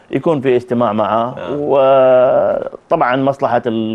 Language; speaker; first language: Arabic; native; Arabic